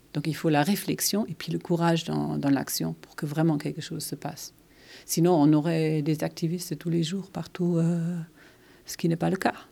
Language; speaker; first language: French; non-native, fluent; German